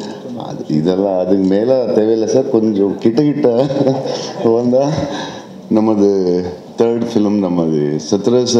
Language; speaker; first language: Tamil; non-native, local second language; Telugu